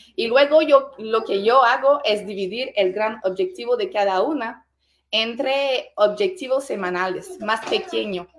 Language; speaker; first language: Spanish; non-native, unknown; French